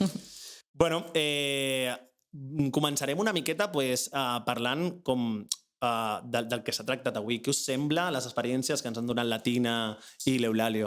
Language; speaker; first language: Catalan; native; Catalan